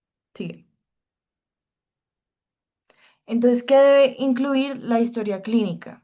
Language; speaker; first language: Spanish; native; Spanish